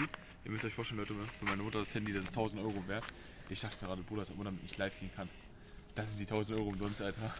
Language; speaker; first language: German; native; German